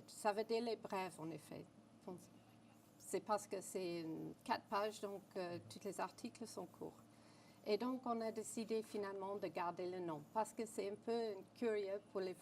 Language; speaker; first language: French; non-native, fluent; English